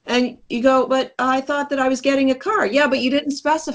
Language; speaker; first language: English; native; English